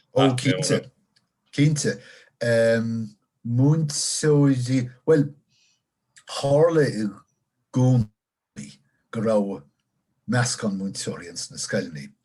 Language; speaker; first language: Irish; non-native, local second language; English